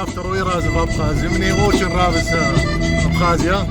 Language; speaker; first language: Russian; non-native, learner; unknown